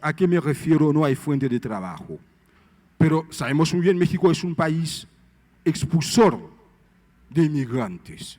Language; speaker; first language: Spanish; non-native, fluent; Haitian Creole